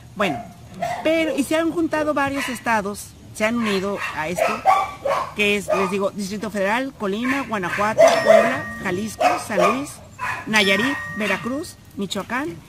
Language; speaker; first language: Spanish; native; Spanish